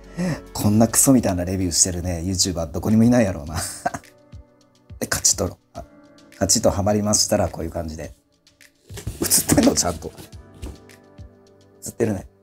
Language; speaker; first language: Japanese; native; Japanese